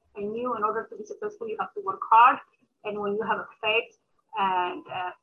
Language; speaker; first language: English; early bilingual, other home language; Amharic